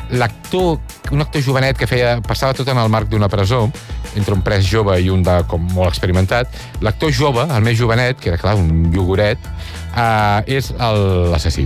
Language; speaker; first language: Catalan; native; Catalan